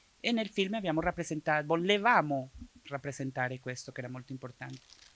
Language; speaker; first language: Italian; non-native, fluent; Spanish